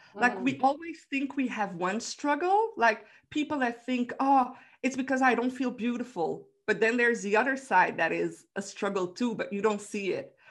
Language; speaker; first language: English; non-native, fluent; Dutch